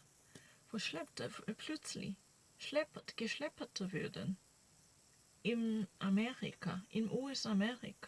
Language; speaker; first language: German; non-native, learner; Korean